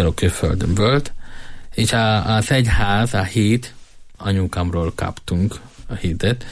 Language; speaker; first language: Hungarian; non-native, learner; Spanish